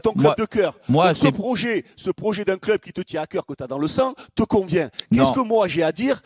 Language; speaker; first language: French; native; French